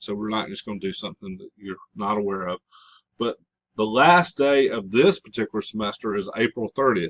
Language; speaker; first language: English; native; English